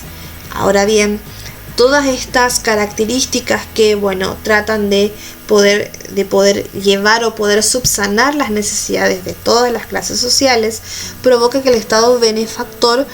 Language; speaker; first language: Spanish; native; Spanish